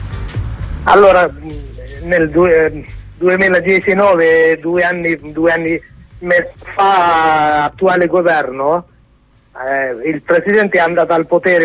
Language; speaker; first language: Italian; non-native, learner; Sinhala